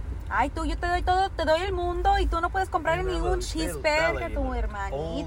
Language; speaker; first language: Spanish; early bilingual, other home language; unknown